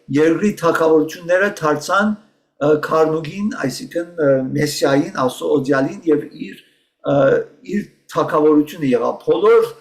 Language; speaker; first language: Armenian; early bilingual, heritage; Armenian